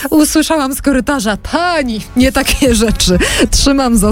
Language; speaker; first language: Polish; native; Polish